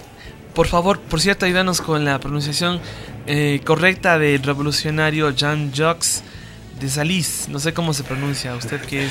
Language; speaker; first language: Spanish; native; Spanish